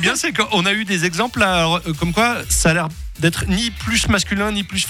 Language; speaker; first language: French; native; French